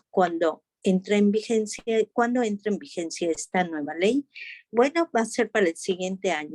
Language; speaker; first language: Spanish; native; Spanish